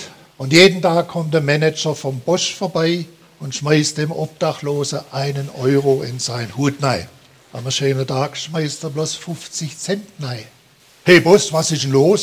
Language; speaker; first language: German; native; German